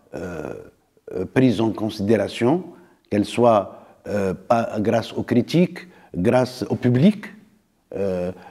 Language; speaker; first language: French; non-native, local second language; Arabic